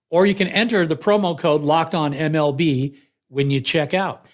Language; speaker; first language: English; native; English